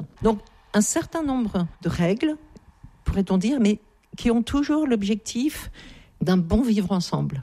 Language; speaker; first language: French; native; French